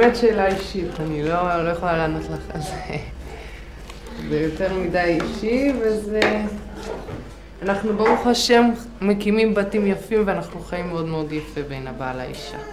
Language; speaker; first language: Hebrew; non-native, local second language; Yiddish